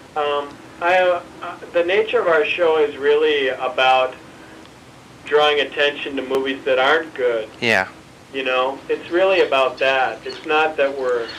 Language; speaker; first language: English; native; English